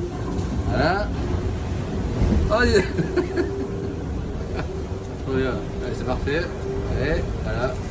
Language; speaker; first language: French; native; French